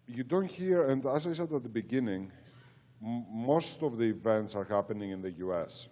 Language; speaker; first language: English; non-native, fluent; Greek